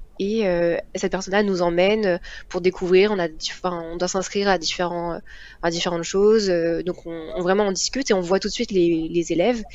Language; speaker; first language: French; native; French